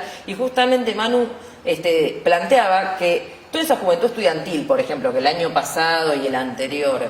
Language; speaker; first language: Spanish; native; Spanish